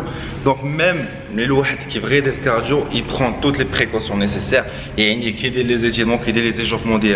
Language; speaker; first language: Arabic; native; Arabic